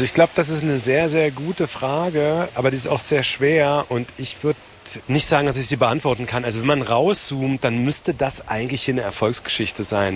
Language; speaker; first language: German; native; German